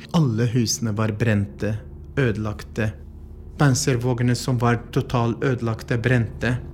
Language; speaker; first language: Norwegian; non-native, fluent; Arabic